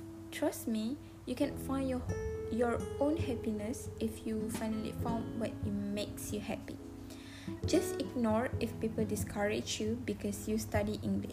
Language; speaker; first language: English; non-native, local second language; Pattani Malay